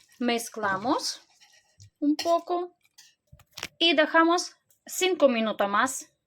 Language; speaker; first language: Spanish; non-native, learner; Ukrainian